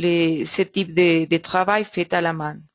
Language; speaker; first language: French; non-native, learner; Spanish